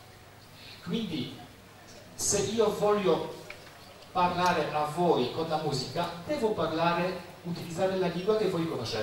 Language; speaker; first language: Italian; non-native, fluent; Polish